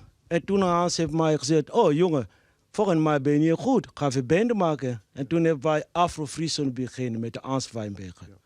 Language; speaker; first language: Dutch; non-native, fluent; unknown